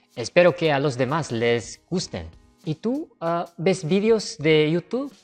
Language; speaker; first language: Spanish; non-native, fluent; English